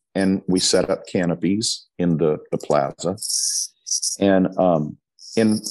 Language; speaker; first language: English; native; English